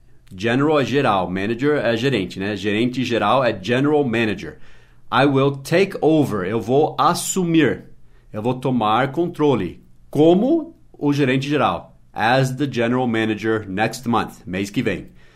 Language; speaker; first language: Portuguese; non-native, fluent; English